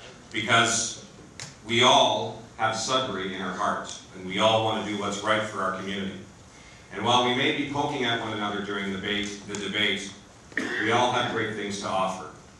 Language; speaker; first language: English; native; English